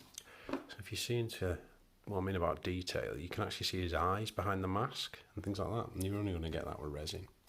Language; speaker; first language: English; native; English